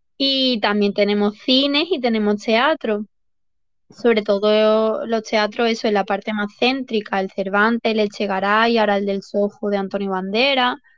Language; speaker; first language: Spanish; native; Spanish